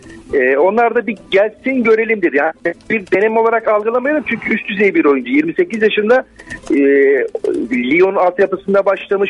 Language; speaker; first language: Turkish; native; Turkish